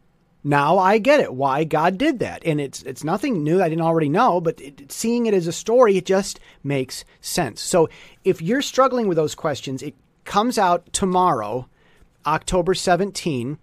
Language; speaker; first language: English; native; English